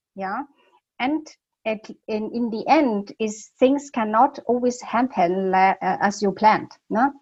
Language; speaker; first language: English; non-native, fluent; Chinese